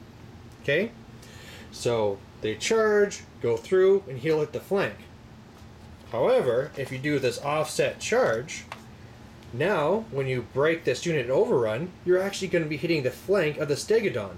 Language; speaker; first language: English; native; English